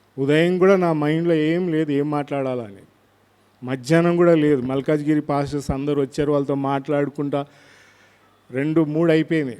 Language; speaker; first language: Telugu; non-native, local second language; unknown